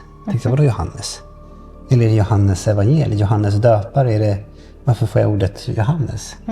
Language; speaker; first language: Swedish; native; Swedish